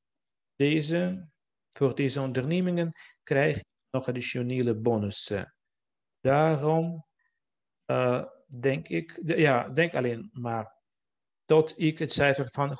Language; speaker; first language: Dutch; non-native, fluent; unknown